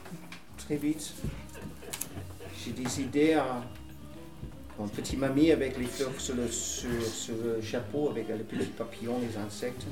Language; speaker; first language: French; non-native, fluent; English